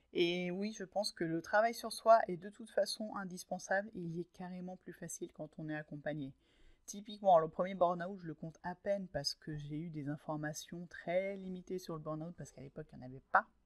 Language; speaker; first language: French; native; French